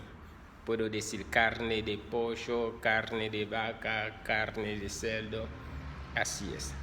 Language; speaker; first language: Spanish; non-native, fluent; Haitian Creole